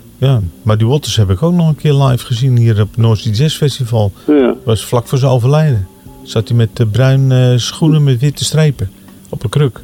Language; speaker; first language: Dutch; native; Dutch